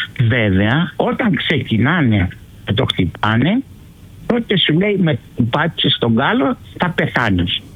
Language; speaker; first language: Greek; early bilingual, heritage; Greek